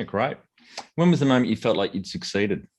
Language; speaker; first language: English; native; English